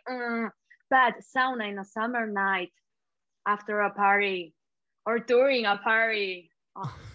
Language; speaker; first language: English; non-native, fluent; Spanish